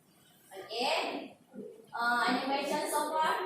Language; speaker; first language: English; non-native, learner; Indonesian